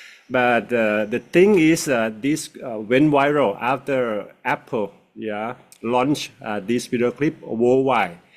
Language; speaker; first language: English; non-native, fluent; Thai